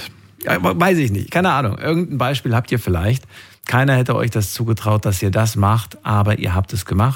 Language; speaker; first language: German; native; German